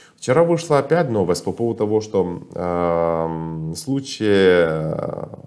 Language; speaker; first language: Russian; non-native, fluent; Persian